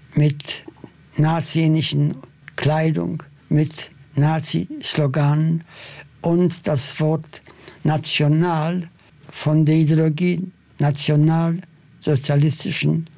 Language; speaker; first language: German; non-native, fluent; Polish